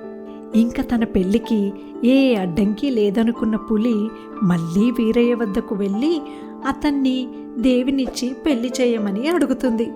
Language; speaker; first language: Telugu; native; Telugu